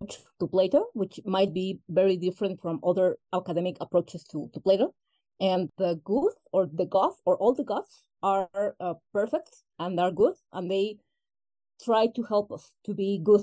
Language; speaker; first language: English; non-native, fluent; Spanish